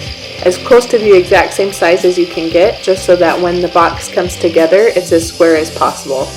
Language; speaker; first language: English; native; English